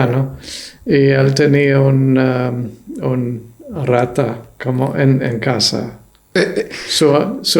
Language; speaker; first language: Spanish; non-native, fluent; English